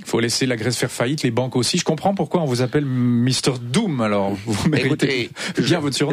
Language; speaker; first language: French; native; French